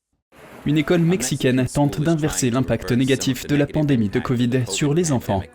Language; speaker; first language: French; native; French